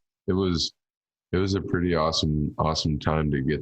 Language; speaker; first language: English; native; English